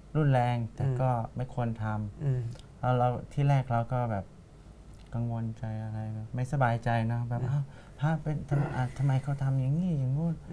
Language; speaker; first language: Thai; non-native, fluent; English